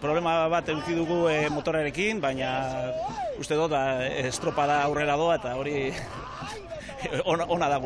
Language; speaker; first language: Basque; non-native, local second language; Spanish